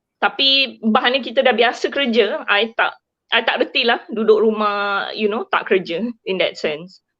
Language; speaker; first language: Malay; native; Malay